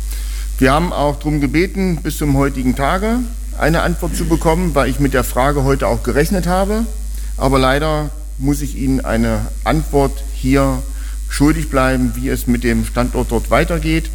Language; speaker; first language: German; native; German